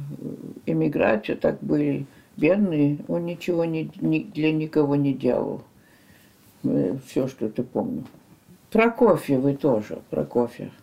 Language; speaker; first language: Russian; early bilingual, heritage; French